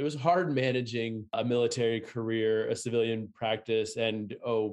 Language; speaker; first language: English; native; English